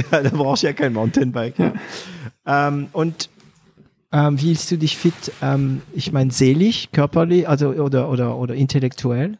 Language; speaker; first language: German; non-native, fluent; French